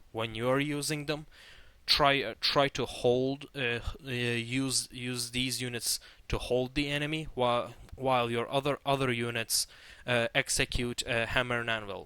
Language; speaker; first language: English; non-native, fluent; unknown